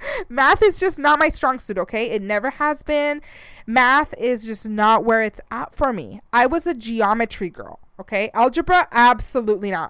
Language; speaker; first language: English; early bilingual, other home language; Spanish